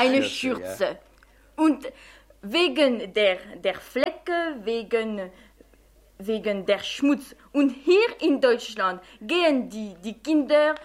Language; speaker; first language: German; non-native, fluent; French